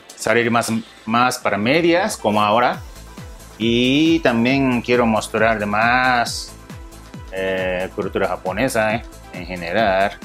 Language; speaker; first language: Spanish; non-native, learner; Japanese